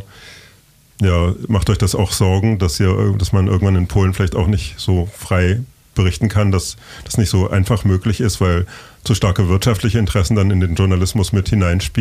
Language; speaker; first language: German; native; German